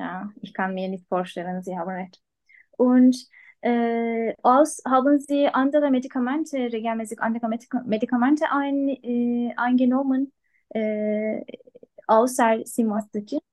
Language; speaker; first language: German; non-native, learner; Turkish